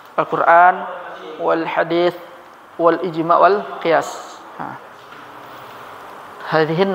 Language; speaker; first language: Arabic; non-native, learner; Malay